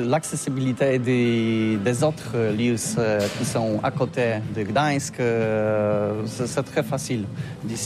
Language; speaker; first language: French; non-native, learner; Polish